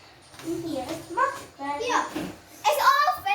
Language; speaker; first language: English; non-native, learner; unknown